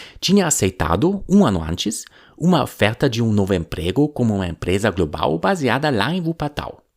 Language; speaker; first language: Portuguese; non-native, fluent; German